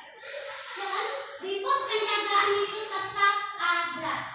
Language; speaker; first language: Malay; non-native, local second language; Minangkabau